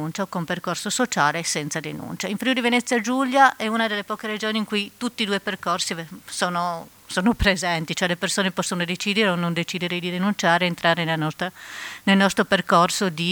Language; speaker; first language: Italian; native; Italian